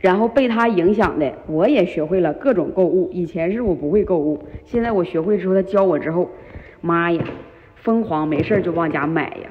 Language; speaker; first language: Chinese; native; Chinese